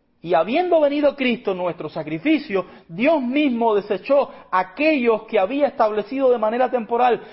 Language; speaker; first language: Spanish; native; Spanish